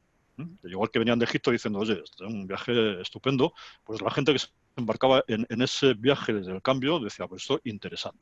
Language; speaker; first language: Spanish; native; Spanish